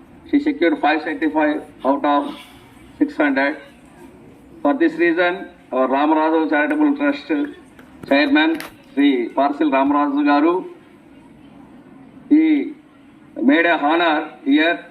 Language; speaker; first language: English; non-native, local second language; Telugu